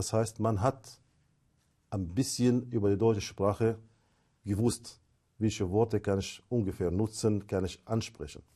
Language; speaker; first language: German; non-native, fluent; Arabic